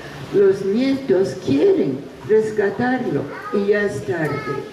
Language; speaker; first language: Spanish; non-native, fluent; English